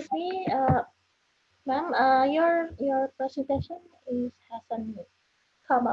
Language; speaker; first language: English; non-native, fluent; Indonesian